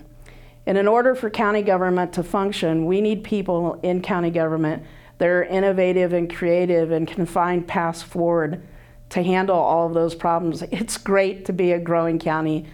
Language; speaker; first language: English; native; English